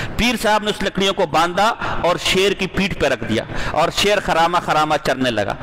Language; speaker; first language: Urdu; non-native, local second language; Pashto